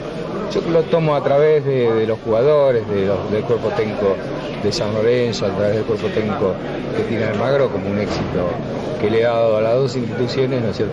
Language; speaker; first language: Spanish; native; Spanish